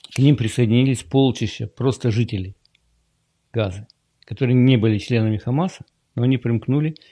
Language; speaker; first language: Russian; native; Russian